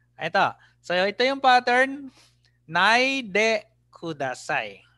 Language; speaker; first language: English; non-native, local second language; Filipino